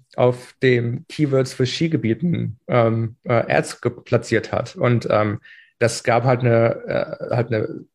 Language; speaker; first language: German; native; German